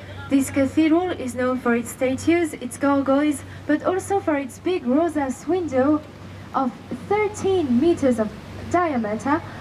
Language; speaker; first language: English; non-native, fluent; French